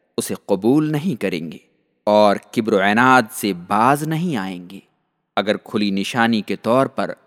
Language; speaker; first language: Urdu; native; Urdu